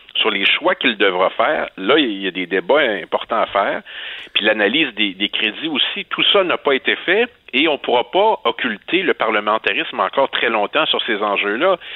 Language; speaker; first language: French; native; French